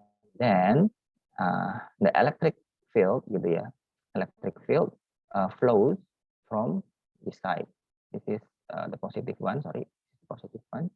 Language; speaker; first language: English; non-native, learner; Indonesian